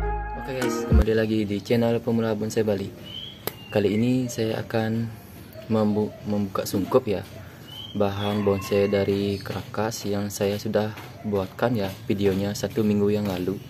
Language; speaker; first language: Indonesian; native; Indonesian